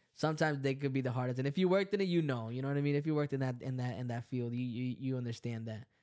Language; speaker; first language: English; early bilingual, other home language; Spanish